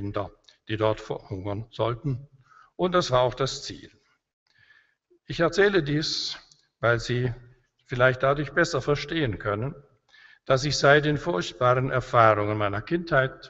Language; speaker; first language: German; native; German